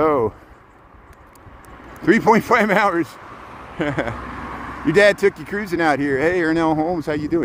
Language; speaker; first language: English; native; English